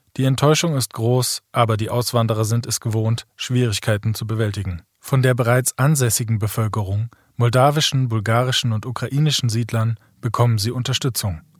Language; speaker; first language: German; native; German